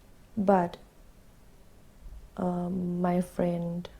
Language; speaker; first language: English; non-native, learner; Thai